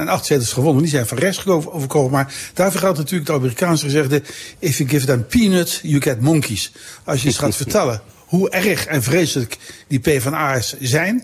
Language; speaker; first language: Dutch; native; Dutch